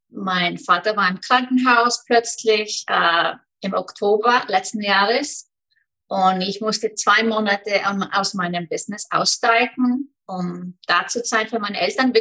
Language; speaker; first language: German; non-native, fluent; Icelandic